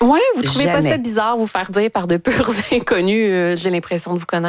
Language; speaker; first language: French; native; French